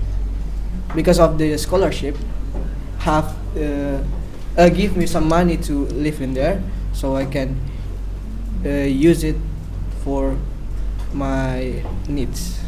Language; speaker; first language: English; non-native, learner; Indonesian